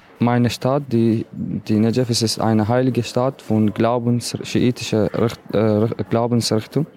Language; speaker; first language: German; non-native, learner; Arabic